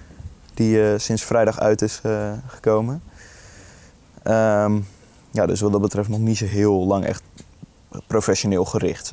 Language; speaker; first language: Dutch; native; Dutch